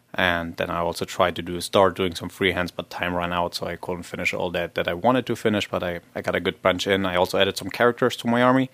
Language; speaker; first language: English; non-native, fluent; German